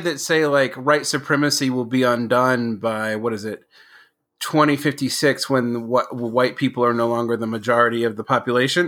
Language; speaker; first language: English; native; English